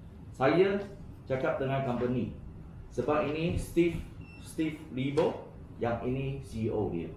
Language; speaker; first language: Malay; non-native, local second language; Chinese